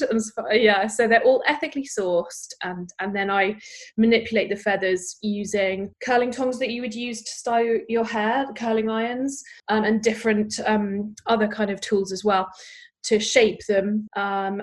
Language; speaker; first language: English; native; English